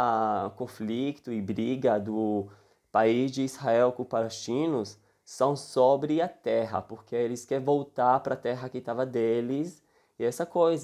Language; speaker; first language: Portuguese; early bilingual, heritage; Hebrew